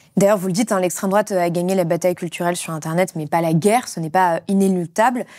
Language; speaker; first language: French; native; French